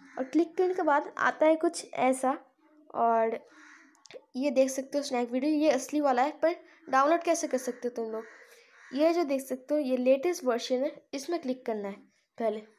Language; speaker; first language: Hindi; non-native, local second language; Bangla